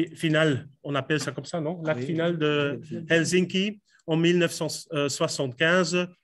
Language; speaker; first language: French; non-native, fluent; Dutch